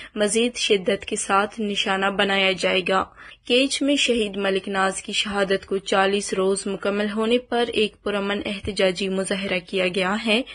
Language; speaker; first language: Urdu; non-native, local second language; Baluchi